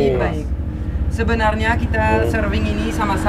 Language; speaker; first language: Indonesian; non-native, fluent; French